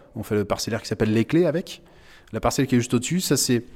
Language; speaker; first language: French; native; French